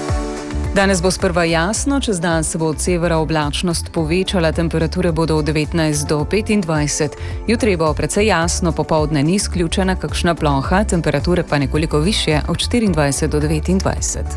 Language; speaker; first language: Slovenian; native; Slovenian